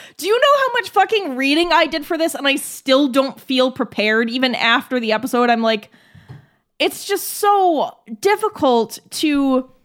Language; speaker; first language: English; native; English